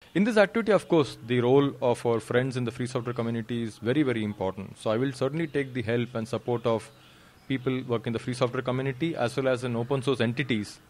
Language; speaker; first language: English; non-native, local second language; Kannada